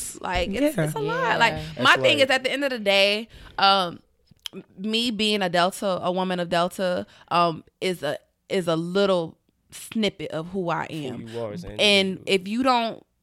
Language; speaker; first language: English; native; English